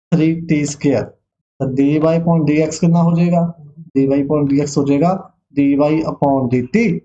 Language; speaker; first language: Hindi; non-native, local second language; Punjabi